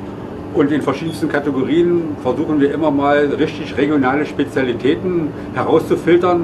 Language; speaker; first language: German; native; German